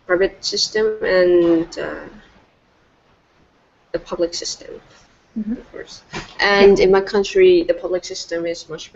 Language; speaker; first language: English; non-native, fluent; Vietnamese